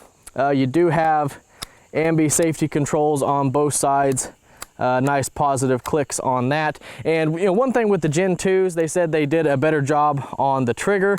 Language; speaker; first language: English; native; English